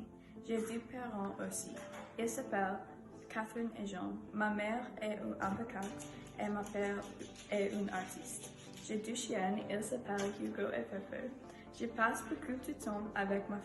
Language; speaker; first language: French; non-native, learner; English